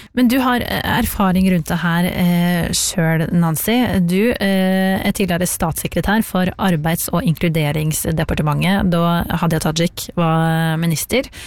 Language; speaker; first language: Norwegian; native; Norwegian